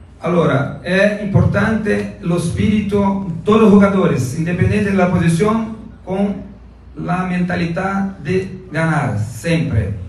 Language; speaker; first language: Spanish; non-native, learner; Portuguese